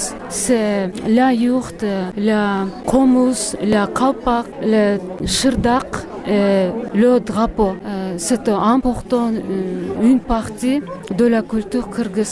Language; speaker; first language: French; non-native, learner; Kyrgyz